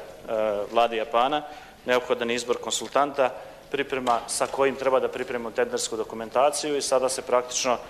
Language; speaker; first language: Croatian; native; Croatian